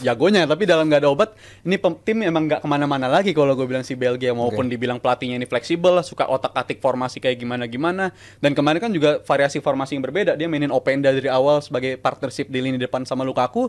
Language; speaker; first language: Indonesian; native; Indonesian